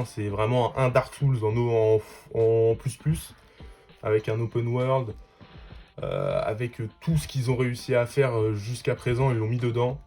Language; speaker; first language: French; native; French